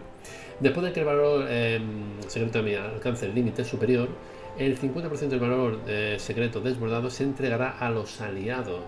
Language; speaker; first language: Spanish; native; Spanish